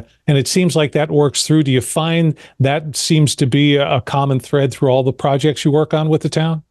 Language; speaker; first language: English; native; English